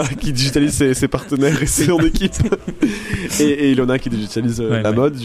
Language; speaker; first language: French; native; French